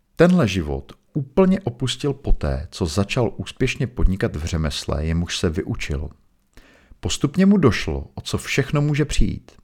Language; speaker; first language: Czech; native; Czech